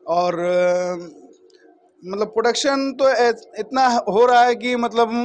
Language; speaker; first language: Hindi; native; Hindi